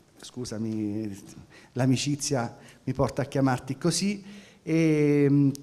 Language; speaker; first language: Italian; native; Italian